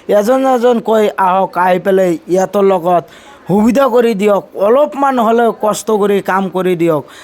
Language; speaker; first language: Assamese; non-native, local second language; Bangla